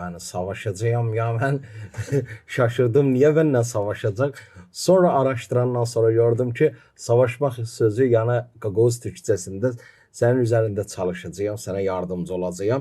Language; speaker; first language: Turkish; non-native, fluent; Azerbaijani